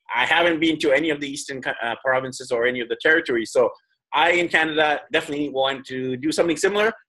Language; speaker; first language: English; native; English